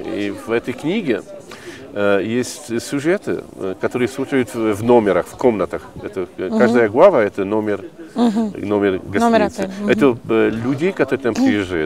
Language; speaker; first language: Russian; non-native, fluent; Polish